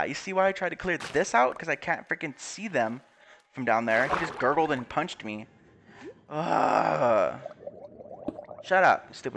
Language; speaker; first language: English; native; English